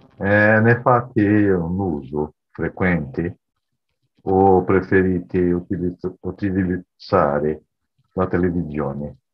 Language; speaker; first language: Italian; non-native, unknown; Portuguese